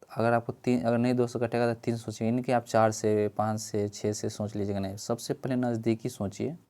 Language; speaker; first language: Hindi; native; Hindi